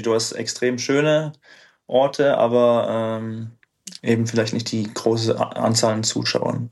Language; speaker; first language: German; native; German